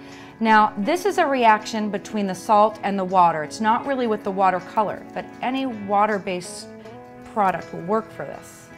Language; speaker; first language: English; native; English